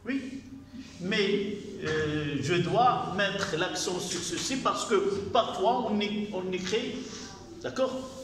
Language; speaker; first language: French; non-native, local second language; Arabic